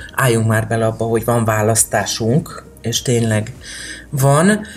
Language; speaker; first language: Hungarian; native; Hungarian